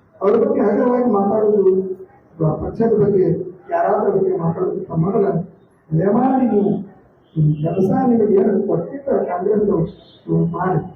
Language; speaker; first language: Kannada; non-native, local second language; Lambadi